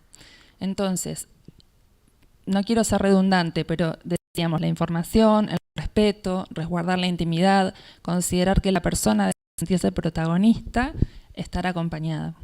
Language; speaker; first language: Spanish; native; Spanish